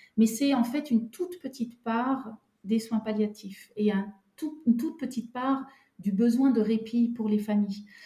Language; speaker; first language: French; non-native, local second language; Luxembourgish